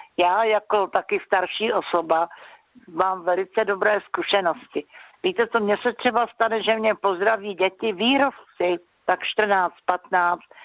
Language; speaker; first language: Czech; native; Czech